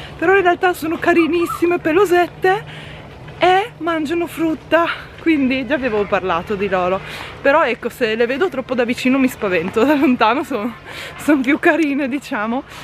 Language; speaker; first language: Italian; native; Italian